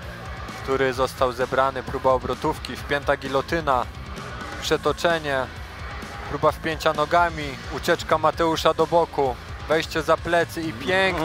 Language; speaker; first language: Polish; native; Polish